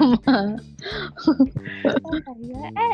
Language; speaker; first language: English; non-native, learner; Indonesian